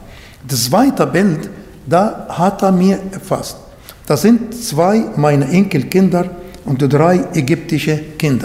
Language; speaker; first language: German; non-native, fluent; Arabic